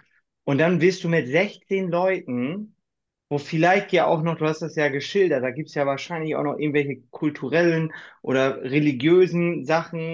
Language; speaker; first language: German; native; German